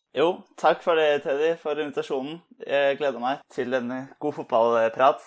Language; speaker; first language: Norwegian; native; Norwegian